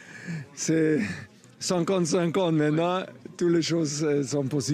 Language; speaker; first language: French; non-native, fluent; German